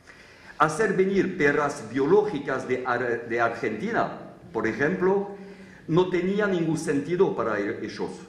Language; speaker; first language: Spanish; non-native, fluent; French